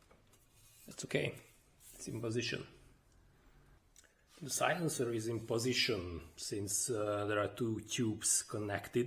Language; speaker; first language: English; non-native, fluent; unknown